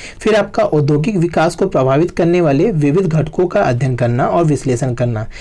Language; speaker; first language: Hindi; native; Hindi